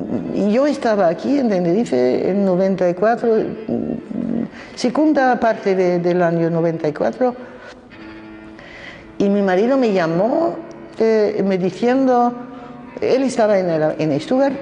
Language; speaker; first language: Spanish; non-native, fluent; German